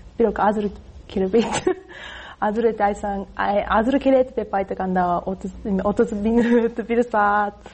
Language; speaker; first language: Kyrgyz; non-native, learner; Japanese